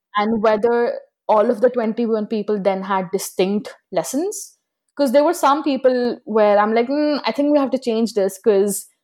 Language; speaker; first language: English; non-native, local second language; Hindi